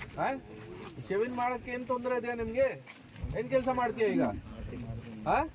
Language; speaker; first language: Kannada; non-native, learner; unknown